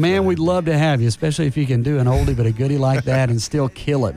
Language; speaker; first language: English; native; English